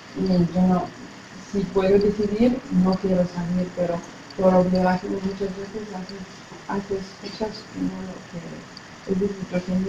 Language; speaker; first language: Spanish; non-native, learner; Arabic